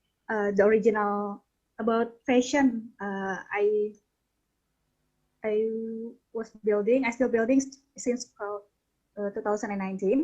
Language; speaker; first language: English; non-native, learner; Indonesian